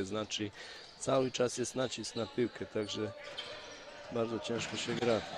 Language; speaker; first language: Polish; non-native, fluent; Bosnian